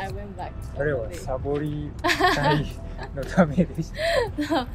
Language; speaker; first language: Japanese; non-native, learner; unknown